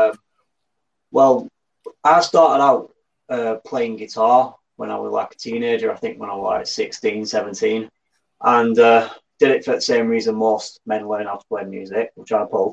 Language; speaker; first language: English; native; English